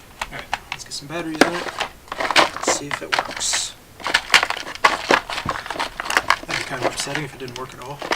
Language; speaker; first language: English; native; English